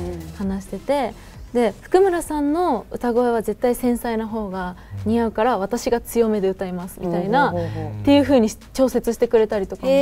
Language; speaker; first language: Japanese; native; Japanese